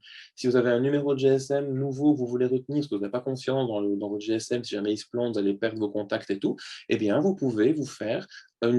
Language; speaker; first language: French; native; French